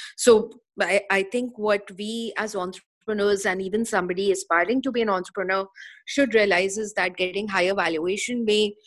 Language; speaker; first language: English; non-native, local second language; Hindi